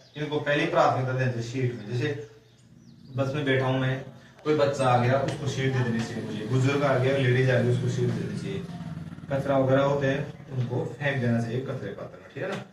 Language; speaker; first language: Hindi; native; Hindi